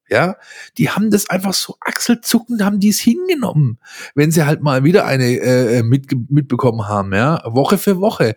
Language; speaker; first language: German; native; German